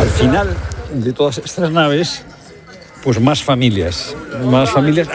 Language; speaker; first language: Spanish; native; Spanish